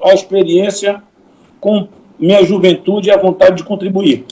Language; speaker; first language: Portuguese; native; Portuguese